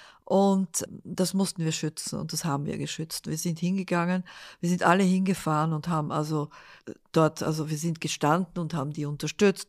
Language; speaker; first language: German; early bilingual, other home language; Dutch